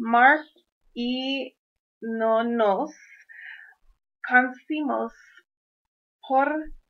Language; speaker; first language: Spanish; non-native, learner; English